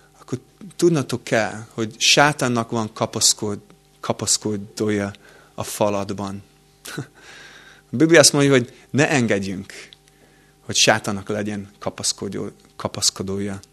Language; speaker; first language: Hungarian; non-native, fluent; English